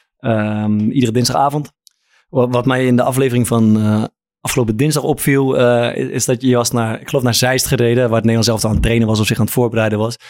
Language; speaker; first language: Dutch; native; Dutch